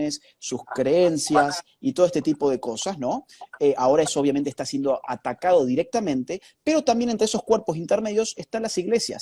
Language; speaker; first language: Spanish; native; Spanish